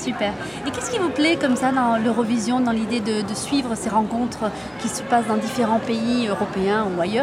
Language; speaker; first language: French; native; French